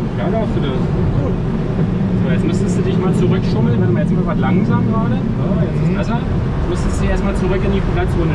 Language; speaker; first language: German; native; German